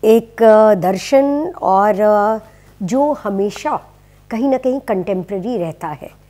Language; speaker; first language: Hindi; native; Hindi